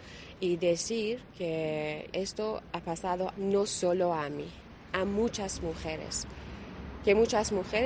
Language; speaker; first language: Spanish; non-native, learner; Persian